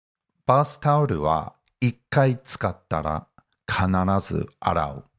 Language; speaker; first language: Japanese; non-native, fluent; English